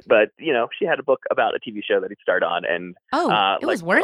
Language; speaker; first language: English; native; English